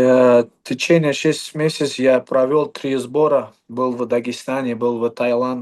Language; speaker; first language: Russian; non-native, fluent; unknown